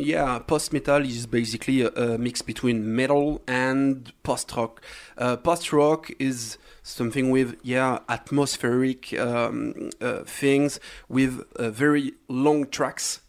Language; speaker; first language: English; non-native, learner; French